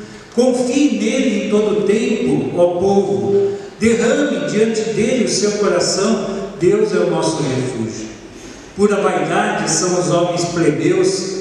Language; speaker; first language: Portuguese; native; Portuguese